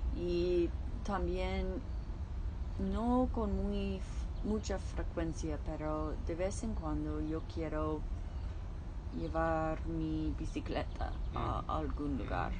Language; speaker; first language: Spanish; non-native, learner; English